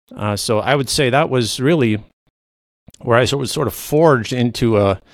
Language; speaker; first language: English; non-native, fluent; Low German